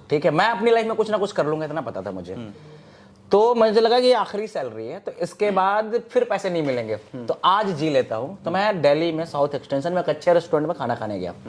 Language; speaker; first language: Hindi; native; Hindi